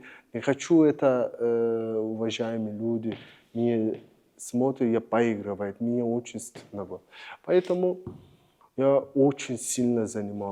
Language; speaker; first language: Russian; non-native, learner; Turkish